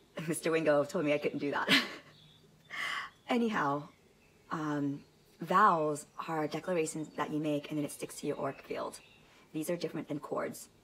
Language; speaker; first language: English; native; English